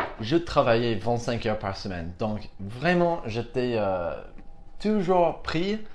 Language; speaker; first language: French; non-native, fluent; English